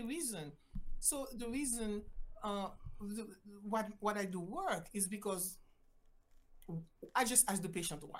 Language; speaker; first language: English; non-native, fluent; Haitian Creole